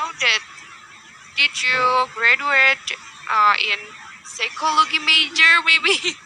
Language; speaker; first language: English; non-native, learner; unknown